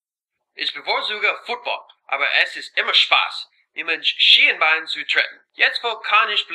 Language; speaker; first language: German; non-native, learner; English